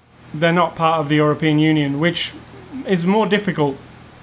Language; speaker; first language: English; native; English